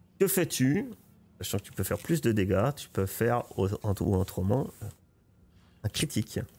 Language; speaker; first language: French; native; French